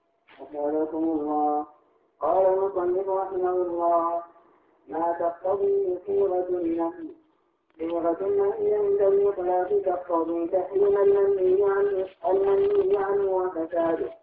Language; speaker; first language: Arabic; native; Arabic